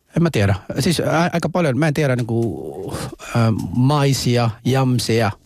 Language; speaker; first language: Finnish; non-native, fluent; Somali